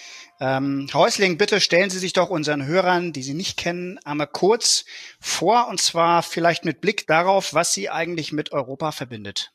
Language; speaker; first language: German; native; German